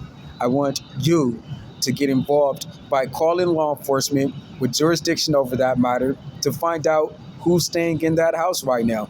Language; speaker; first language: English; native; English